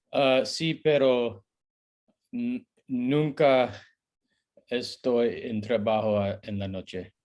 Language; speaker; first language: Spanish; non-native, learner; English